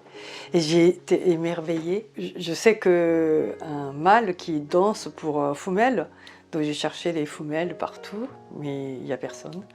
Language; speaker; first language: French; non-native, fluent; Japanese